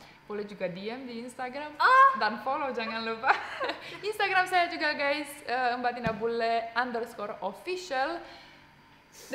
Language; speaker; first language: Indonesian; non-native, fluent; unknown